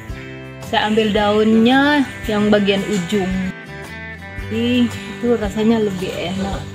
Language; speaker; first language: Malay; non-native, local second language; Madurese